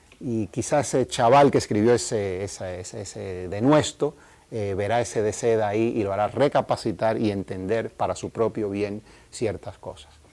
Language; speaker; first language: Spanish; native; Spanish